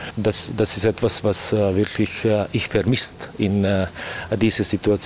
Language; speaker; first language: German; non-native, learner; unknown